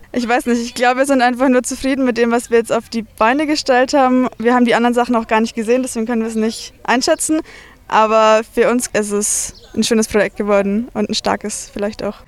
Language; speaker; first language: German; native; German